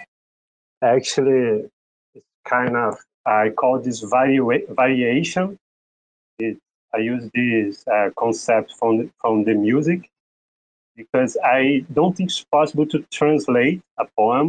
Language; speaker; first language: English; non-native, fluent; Portuguese